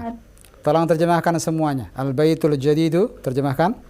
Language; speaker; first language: Indonesian; native; Indonesian